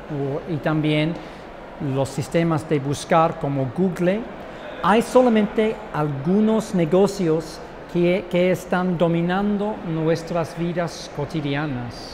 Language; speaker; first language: Spanish; non-native, fluent; English